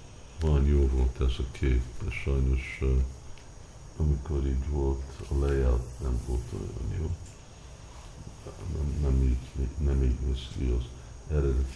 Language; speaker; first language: Hungarian; early bilingual, heritage; Hungarian